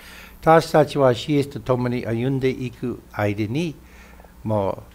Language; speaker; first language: Japanese; non-native, fluent; English